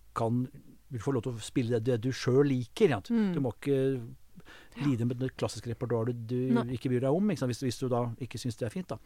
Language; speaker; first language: Norwegian; native; Norwegian